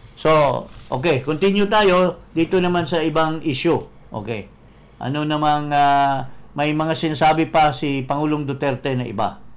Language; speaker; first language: Filipino; non-native, local second language; Cebuano